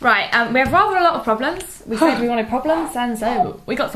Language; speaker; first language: English; native; English